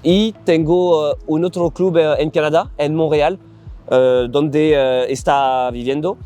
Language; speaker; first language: Spanish; non-native, learner; French